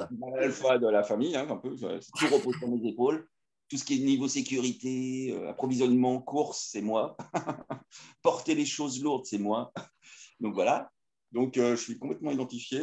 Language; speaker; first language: French; native; French